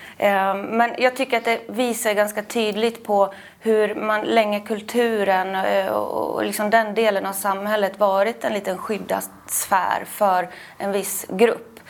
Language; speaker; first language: Swedish; native; Swedish